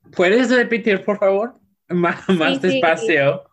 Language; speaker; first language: Spanish; non-native, learner; English